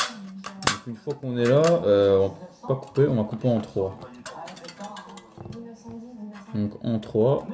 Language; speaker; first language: French; native; French